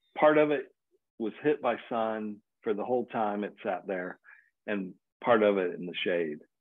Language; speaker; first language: English; native; English